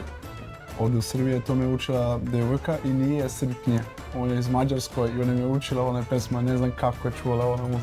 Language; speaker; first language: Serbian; non-native, learner; Portuguese